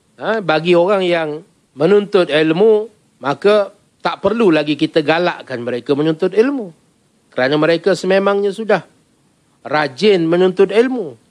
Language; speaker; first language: Malay; native; Malay